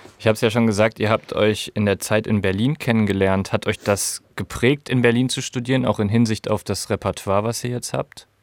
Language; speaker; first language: German; native; German